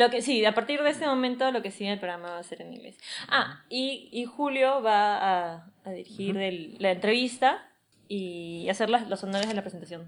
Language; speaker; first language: Spanish; native; Spanish